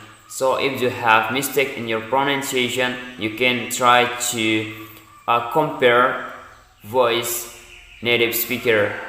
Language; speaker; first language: English; non-native, learner; Indonesian